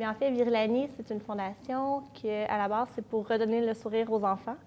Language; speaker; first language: French; native; French